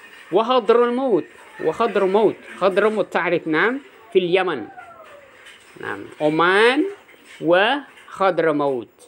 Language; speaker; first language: Arabic; non-native, fluent; Indonesian